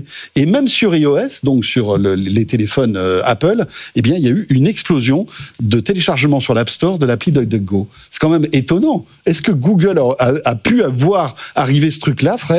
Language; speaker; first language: French; native; French